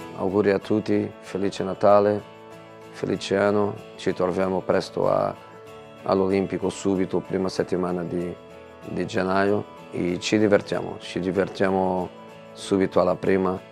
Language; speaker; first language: Italian; non-native, fluent; Portuguese